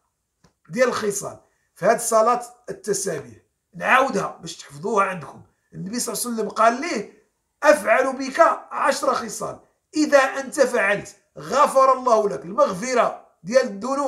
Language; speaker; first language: Arabic; native; Arabic